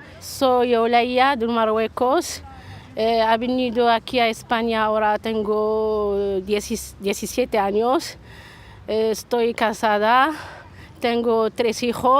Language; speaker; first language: Spanish; non-native, learner; Arabic